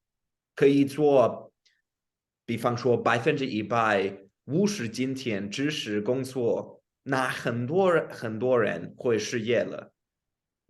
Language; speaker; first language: Chinese; non-native, fluent; English